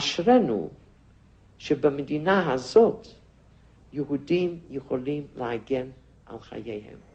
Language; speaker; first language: Hebrew; non-native, fluent; Yiddish